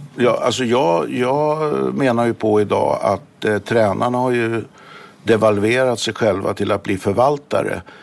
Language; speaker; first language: Swedish; native; Swedish